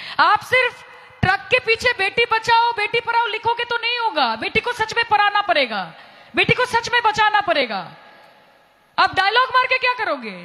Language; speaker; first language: Hindi; non-native, local second language; Bangla